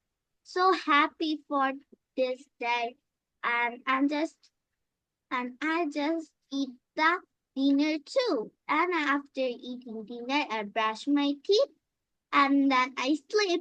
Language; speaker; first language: English; non-native, learner; Bangla